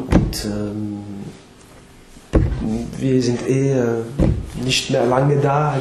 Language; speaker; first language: German; non-native, fluent; French